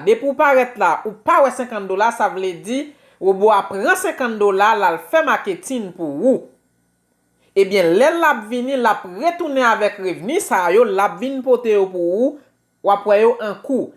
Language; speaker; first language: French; non-native, local second language; Haitian Creole